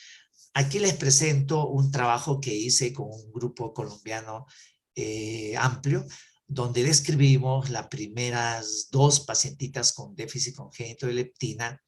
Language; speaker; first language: Spanish; native; Spanish